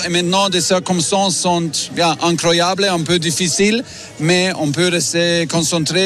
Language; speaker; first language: French; non-native, learner; German